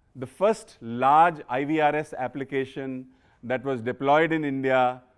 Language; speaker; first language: English; non-native, local second language; Punjabi